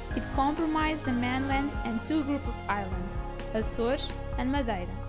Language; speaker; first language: English; non-native, fluent; Portuguese